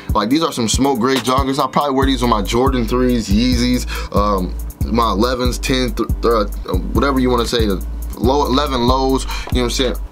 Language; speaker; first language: English; native; English